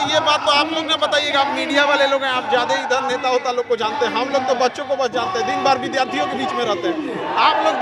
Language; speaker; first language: Hindi; non-native, local second language; Bhojpuri